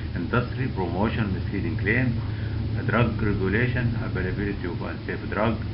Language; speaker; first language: English; non-native, local second language; Arabic